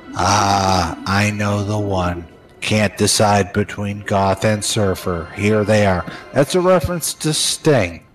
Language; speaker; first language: English; native; English